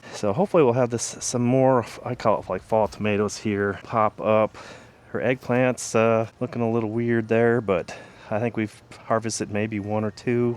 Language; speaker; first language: English; native; English